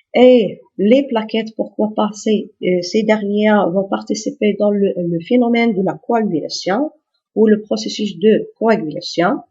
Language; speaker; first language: French; non-native, local second language; Arabic